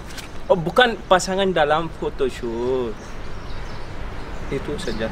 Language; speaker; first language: Indonesian; non-native, learner; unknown